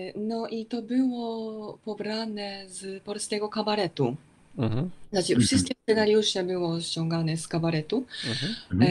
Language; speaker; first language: Polish; non-native, fluent; Japanese